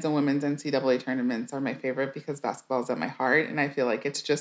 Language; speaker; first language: English; native; English